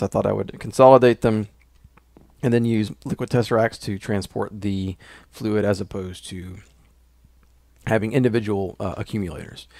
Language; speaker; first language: English; native; English